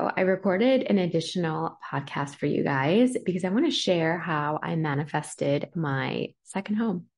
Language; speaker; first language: English; early bilingual, other home language; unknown